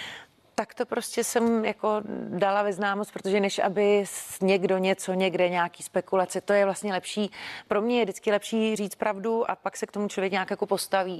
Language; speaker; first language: Czech; native; Czech